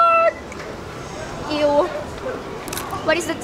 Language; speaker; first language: English; non-native, fluent; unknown